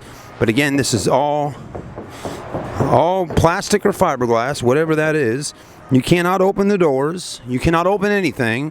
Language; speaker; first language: English; native; English